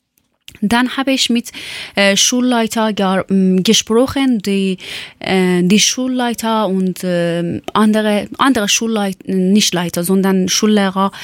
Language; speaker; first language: German; non-native, learner; Persian